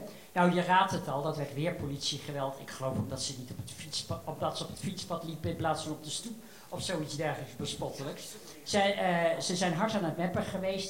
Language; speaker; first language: Dutch; native; Dutch